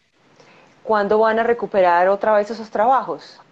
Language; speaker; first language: Spanish; native; Spanish